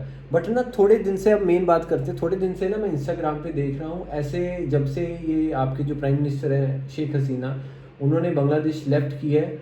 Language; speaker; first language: Hindi; native; Hindi